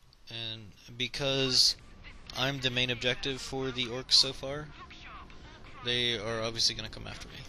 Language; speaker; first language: English; native; English